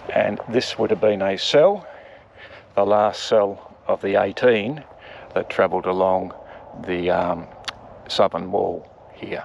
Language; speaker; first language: English; native; English